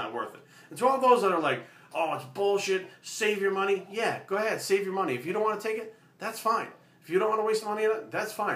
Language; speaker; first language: English; native; English